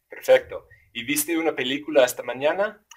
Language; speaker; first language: Spanish; non-native, fluent; English